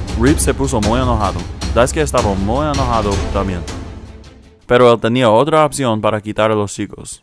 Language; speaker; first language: Spanish; non-native, learner; English